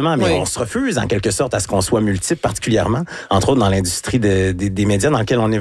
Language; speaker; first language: French; native; French